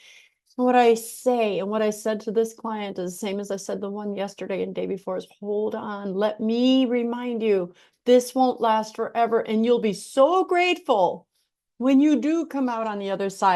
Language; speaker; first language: English; native; English